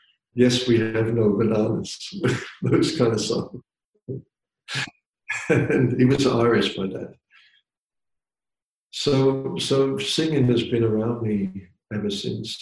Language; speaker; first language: English; native; English